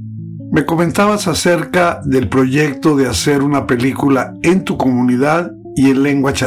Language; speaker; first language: Spanish; native; Spanish